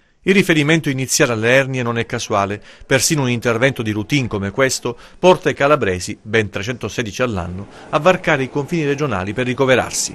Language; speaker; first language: Italian; native; Italian